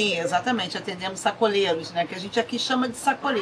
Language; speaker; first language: Portuguese; native; Portuguese